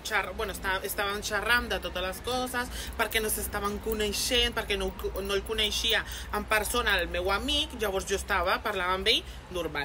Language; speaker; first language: Catalan; early bilingual, other home language; Spanish